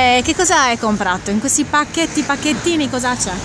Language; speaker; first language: Italian; native; Italian